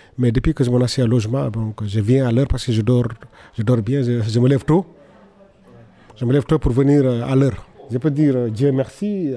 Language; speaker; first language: French; non-native, local second language; Fula